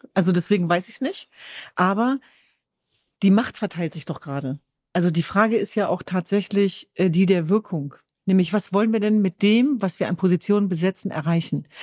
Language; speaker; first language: German; early bilingual, other home language; Kurdish